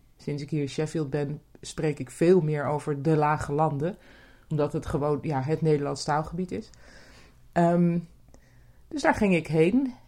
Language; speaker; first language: Dutch; native; Dutch